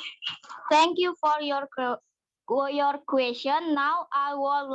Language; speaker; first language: English; non-native, learner; Indonesian